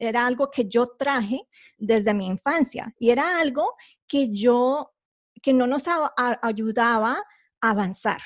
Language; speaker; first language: Spanish; early bilingual, heritage; Spanish